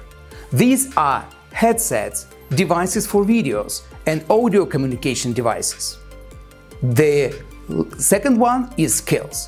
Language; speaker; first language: English; non-native, fluent; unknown